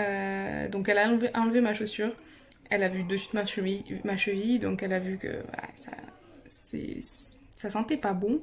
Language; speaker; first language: French; native; French